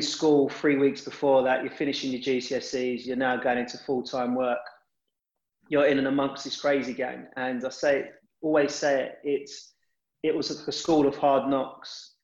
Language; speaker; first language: English; native; English